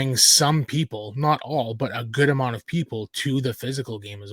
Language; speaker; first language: English; native; English